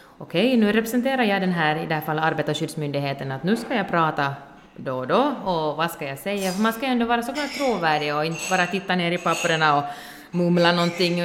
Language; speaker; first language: Swedish; native; Swedish